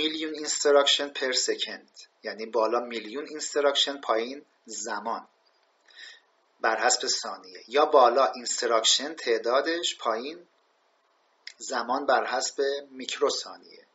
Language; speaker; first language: Persian; native; Persian